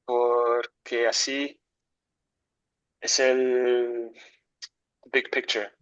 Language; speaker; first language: Spanish; non-native, learner; English